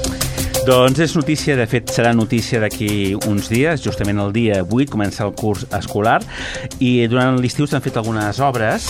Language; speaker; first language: Catalan; native; Catalan